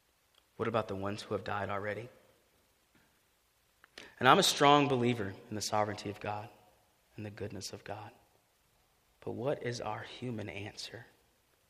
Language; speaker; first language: English; native; English